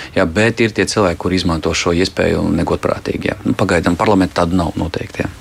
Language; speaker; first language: Latvian; non-native, local second language; Russian